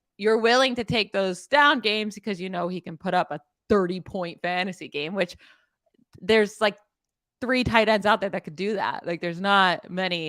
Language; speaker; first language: English; native; English